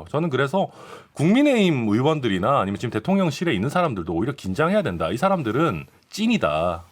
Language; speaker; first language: Korean; native; Korean